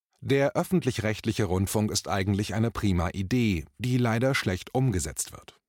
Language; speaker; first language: German; native; German